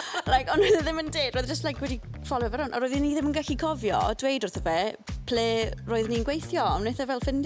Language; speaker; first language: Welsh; non-native, local second language; English